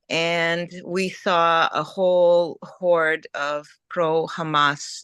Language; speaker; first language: English; early bilingual, other home language; Ukrainian